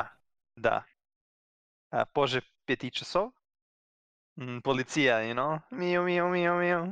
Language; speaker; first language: Russian; non-native, learner; Serbian